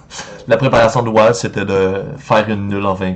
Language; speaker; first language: French; native; French